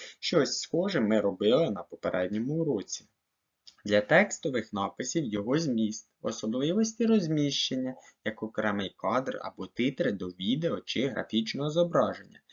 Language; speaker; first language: Ukrainian; native; Ukrainian